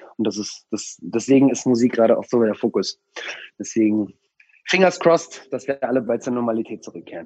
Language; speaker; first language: German; early bilingual, other home language; Russian